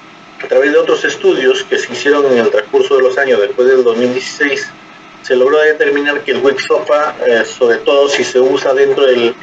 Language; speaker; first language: Spanish; native; Spanish